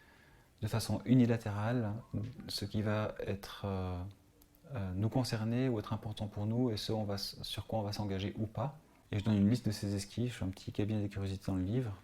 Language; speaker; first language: French; native; French